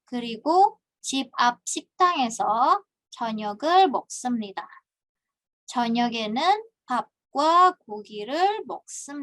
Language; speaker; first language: Korean; non-native, fluent; Indonesian